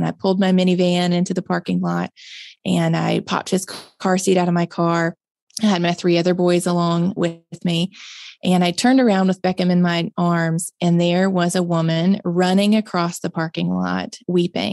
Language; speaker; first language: English; native; English